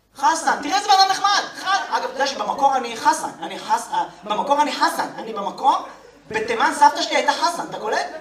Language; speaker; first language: Hebrew; native; Hebrew